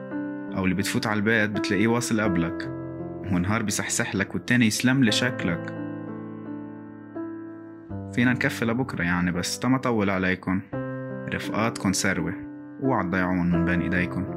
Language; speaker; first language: Arabic; native; Arabic